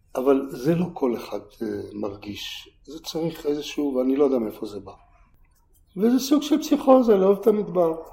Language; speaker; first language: Hebrew; native; Hebrew